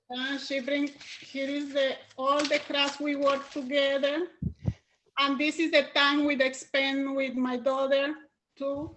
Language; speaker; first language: English; non-native, learner; Spanish